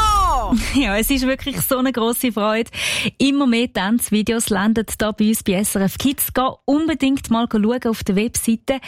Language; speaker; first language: German; native; German